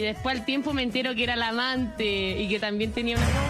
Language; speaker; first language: Spanish; native; Spanish